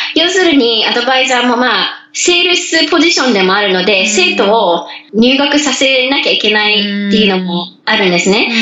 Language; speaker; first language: Japanese; native; Japanese